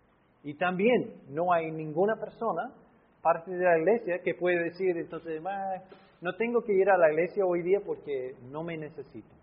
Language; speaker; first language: Spanish; non-native, fluent; English